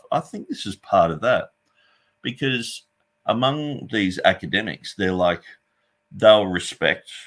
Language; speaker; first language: English; native; English